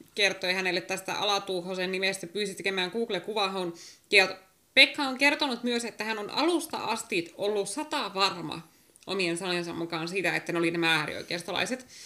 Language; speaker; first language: Finnish; native; Finnish